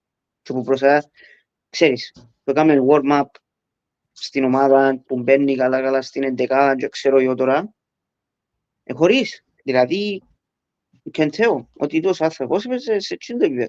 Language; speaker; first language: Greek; early bilingual, heritage; Greek